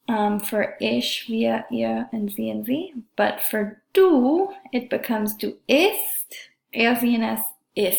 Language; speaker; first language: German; non-native, fluent; English